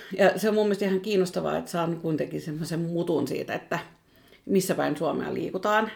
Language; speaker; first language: Finnish; non-native, local second language; Swedish